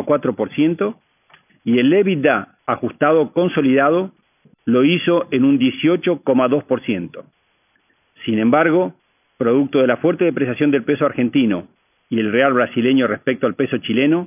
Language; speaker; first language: Spanish; native; Spanish